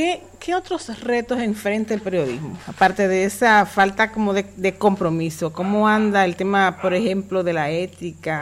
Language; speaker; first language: Spanish; native; Spanish